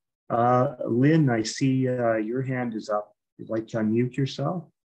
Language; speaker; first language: English; native; English